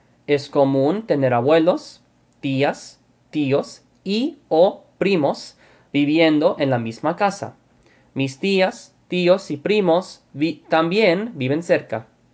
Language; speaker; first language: Spanish; non-native, fluent; English